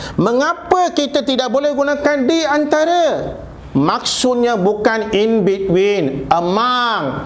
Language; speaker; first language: Malay; non-native, local second language; Tamil